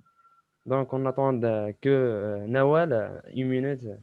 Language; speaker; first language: French; non-native, local second language; Arabic